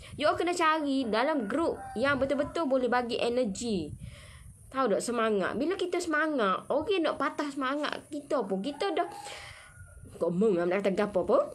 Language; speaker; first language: Malay; native; Malay